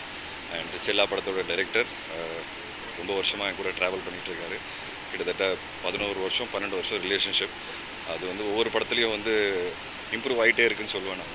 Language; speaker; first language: Tamil; native; Tamil